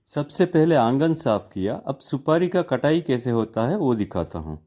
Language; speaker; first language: Hindi; non-native, local second language; Kannada